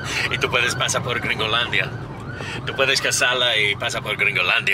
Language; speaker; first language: Spanish; non-native, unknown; English